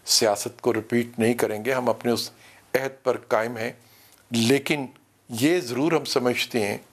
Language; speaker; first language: Urdu; non-native, local second language; Punjabi